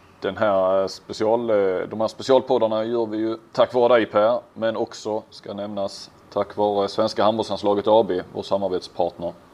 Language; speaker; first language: Swedish; native; Swedish